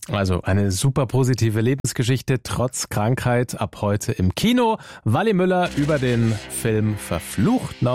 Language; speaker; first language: German; native; German